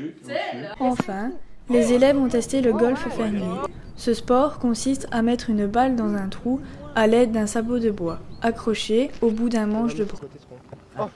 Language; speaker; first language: French; native; French